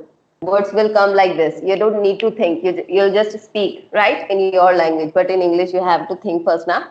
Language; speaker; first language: English; non-native, local second language; Hindi